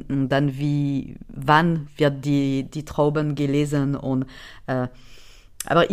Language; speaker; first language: German; non-native, fluent; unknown